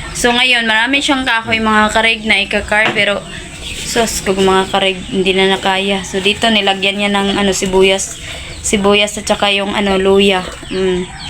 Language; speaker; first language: Filipino; non-native, local second language; Cebuano